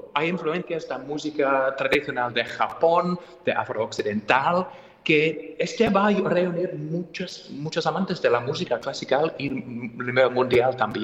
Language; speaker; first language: Spanish; non-native, fluent; English